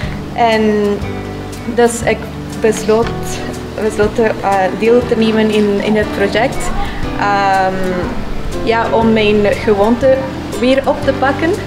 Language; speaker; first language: Dutch; non-native, learner; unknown